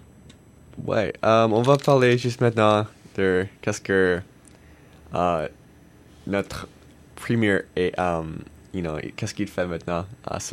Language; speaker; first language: French; non-native, learner; English